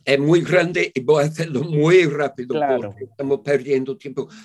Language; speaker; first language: Spanish; non-native, fluent; English